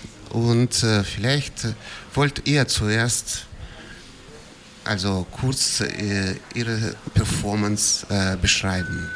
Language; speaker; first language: German; non-native, fluent; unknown